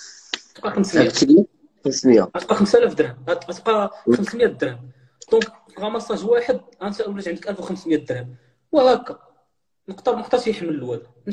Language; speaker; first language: Arabic; native; Arabic